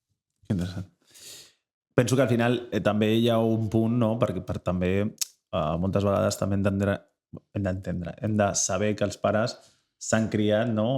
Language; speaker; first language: Catalan; native; Catalan